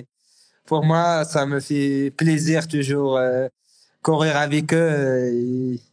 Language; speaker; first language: French; non-native, learner; Arabic